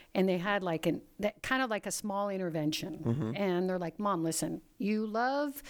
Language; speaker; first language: English; early bilingual, other home language; Italian